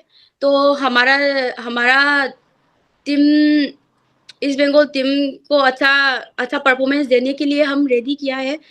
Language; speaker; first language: Hindi; non-native, local second language; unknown